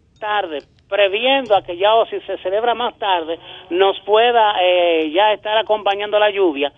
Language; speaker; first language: Spanish; native; Spanish